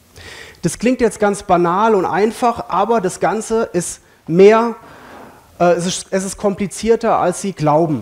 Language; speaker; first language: German; native; German